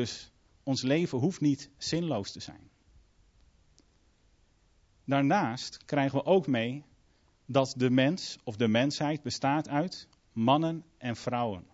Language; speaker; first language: Dutch; native; Dutch